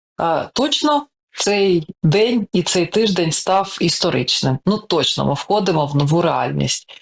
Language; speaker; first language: Ukrainian; native; Ukrainian